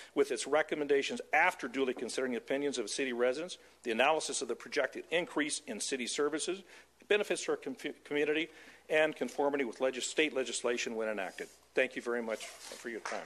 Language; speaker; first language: English; native; English